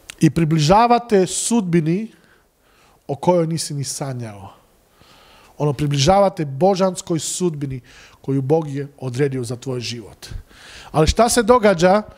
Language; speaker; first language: Serbian; non-native, local second language; Slovak